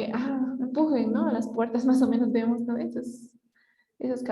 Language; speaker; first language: Spanish; native; Spanish